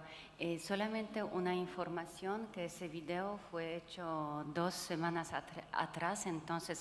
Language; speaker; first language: Spanish; non-native, fluent; Polish